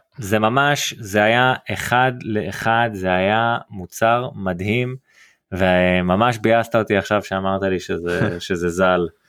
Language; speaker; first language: Hebrew; early bilingual, heritage; Hebrew